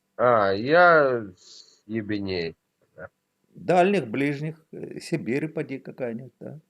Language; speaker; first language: Russian; native; Russian